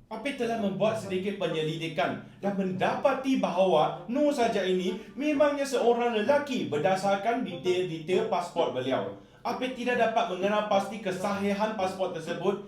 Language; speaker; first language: Malay; non-native, local second language; Chinese